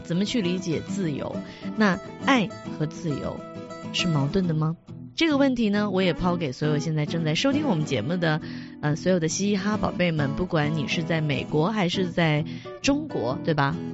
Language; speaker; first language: Chinese; native; Chinese